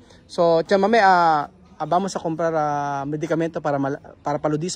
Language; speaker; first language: Spanish; non-native, learner; Filipino